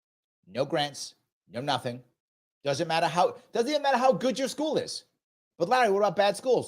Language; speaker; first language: English; native; English